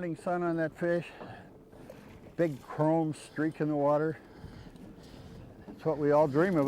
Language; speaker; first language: English; native; English